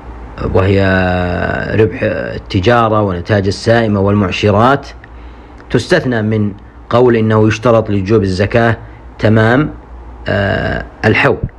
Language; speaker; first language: Arabic; native; Arabic